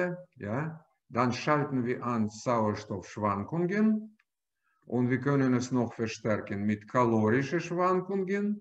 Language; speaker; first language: German; non-native, fluent; Russian